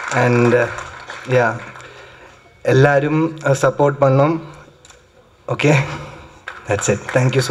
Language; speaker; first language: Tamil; non-native, learner; Malayalam